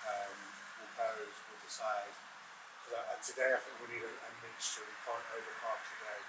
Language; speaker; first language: English; native; English